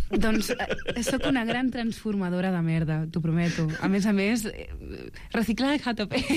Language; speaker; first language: Catalan; early bilingual, other home language; Arabic